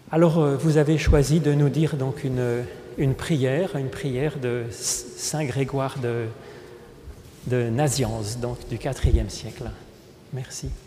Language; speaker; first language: French; native; French